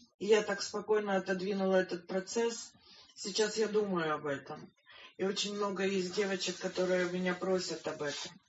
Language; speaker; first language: Russian; native; Russian